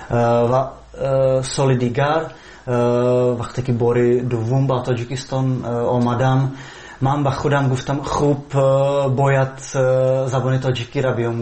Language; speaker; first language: Persian; non-native, fluent; Czech